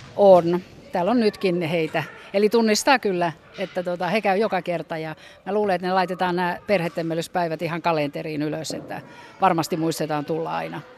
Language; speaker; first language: Finnish; native; Finnish